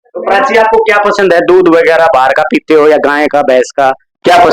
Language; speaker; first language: Hindi; native; Hindi